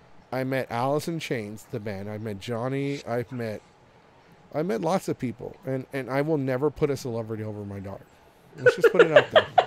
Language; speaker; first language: English; native; English